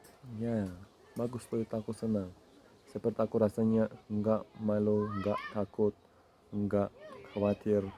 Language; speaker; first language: Indonesian; non-native, learner; Turkish